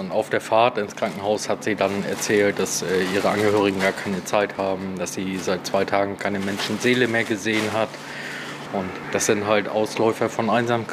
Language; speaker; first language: German; native; German